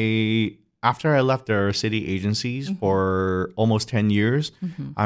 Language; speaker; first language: English; non-native, local second language; Cantonese